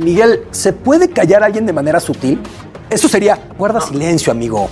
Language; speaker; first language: Spanish; native; Spanish